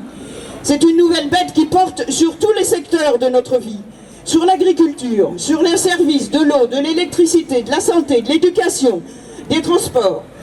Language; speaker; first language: French; native; French